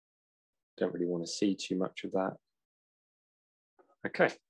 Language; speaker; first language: English; native; English